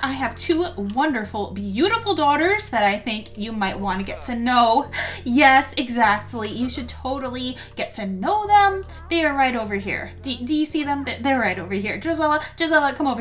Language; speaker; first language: English; native; English